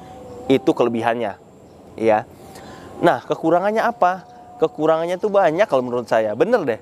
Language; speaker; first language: Indonesian; native; Indonesian